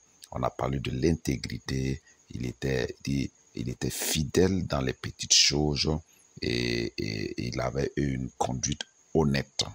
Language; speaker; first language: French; non-native, local second language; Mossi